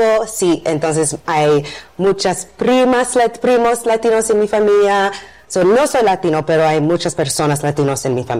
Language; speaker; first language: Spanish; non-native, learner; English